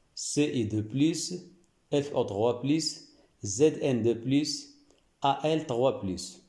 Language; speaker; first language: French; non-native, local second language; Arabic